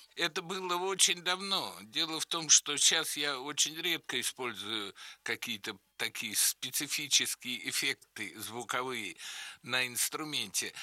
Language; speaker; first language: Russian; native; Russian